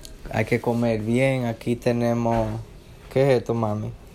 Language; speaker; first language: Spanish; early bilingual, heritage; Spanish